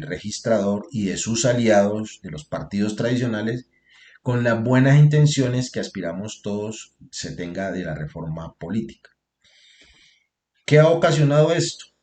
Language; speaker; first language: Spanish; native; Spanish